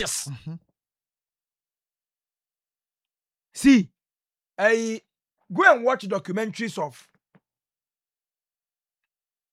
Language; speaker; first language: English; non-native, local second language; Akan